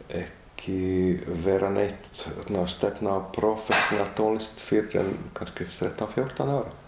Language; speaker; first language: Icelandic; non-native, fluent; Hungarian